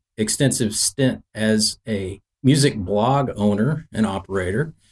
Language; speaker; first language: English; native; English